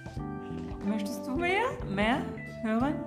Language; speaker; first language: German; non-native, learner; Arabic